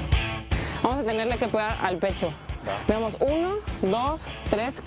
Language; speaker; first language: Spanish; native; Spanish